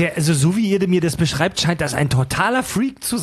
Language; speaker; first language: German; native; German